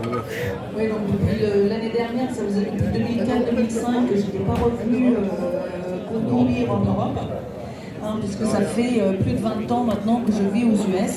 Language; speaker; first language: French; native; French